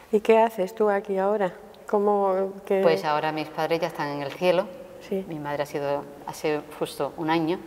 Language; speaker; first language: Spanish; native; Spanish